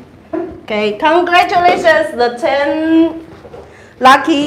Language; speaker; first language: English; non-native, learner; Chinese